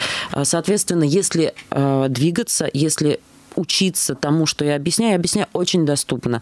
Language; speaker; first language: Russian; native; Russian